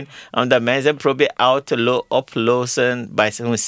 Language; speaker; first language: Dutch; non-native, learner; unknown